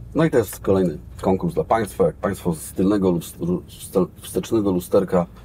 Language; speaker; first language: Polish; native; Polish